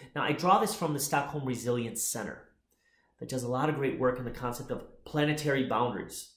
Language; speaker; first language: English; native; English